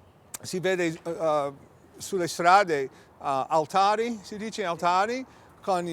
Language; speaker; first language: Italian; early bilingual, heritage; English